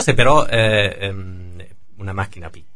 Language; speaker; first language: Italian; non-native, fluent; German